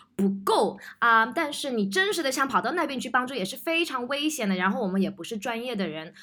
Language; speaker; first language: Chinese; early bilingual, other home language; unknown